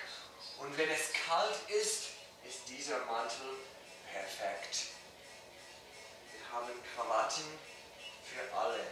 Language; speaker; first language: German; non-native, learner; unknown